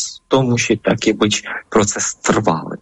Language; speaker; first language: Polish; non-native, fluent; Ukrainian